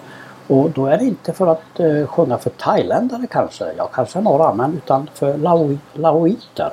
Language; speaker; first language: Swedish; native; Swedish